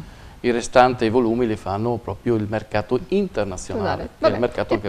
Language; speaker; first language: Italian; native; Italian